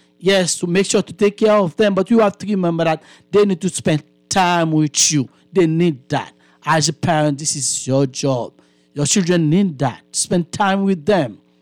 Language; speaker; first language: English; non-native, fluent; Haitian Creole